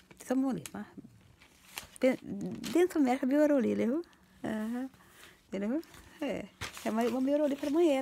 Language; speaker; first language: Swedish; non-native, learner; Portuguese